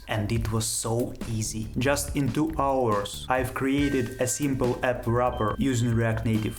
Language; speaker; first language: English; non-native, fluent; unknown